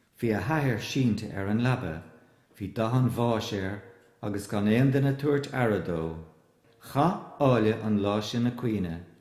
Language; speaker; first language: Irish; native; Irish